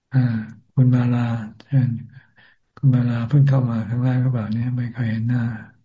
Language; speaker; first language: Thai; native; Thai